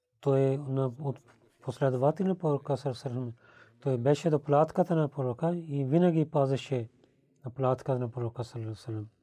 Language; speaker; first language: Bulgarian; non-native, fluent; Urdu